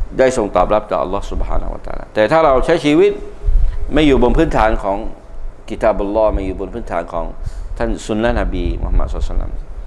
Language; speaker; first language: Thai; non-native, local second language; Malay